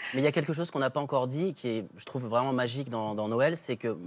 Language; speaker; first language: French; native; French